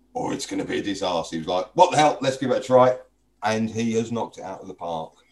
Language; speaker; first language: English; native; English